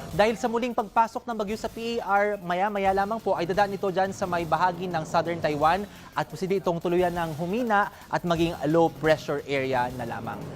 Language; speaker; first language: Filipino; non-native, local second language; Bikol